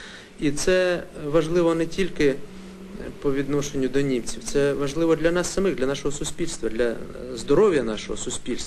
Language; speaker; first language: Ukrainian; native; Ukrainian